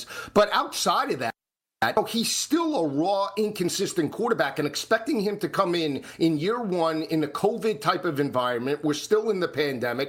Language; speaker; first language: English; native; English